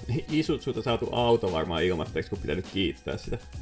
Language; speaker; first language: Finnish; native; Finnish